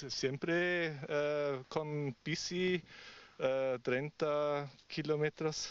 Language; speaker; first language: Spanish; non-native, learner; German